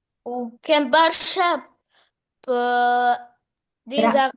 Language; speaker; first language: French; non-native, learner; Arabic